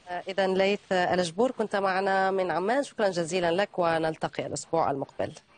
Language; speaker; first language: Arabic; native; Arabic